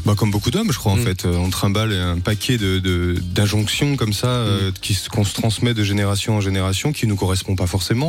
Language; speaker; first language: French; native; French